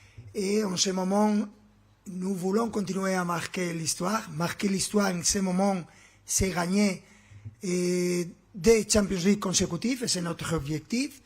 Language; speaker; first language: French; non-native, fluent; Spanish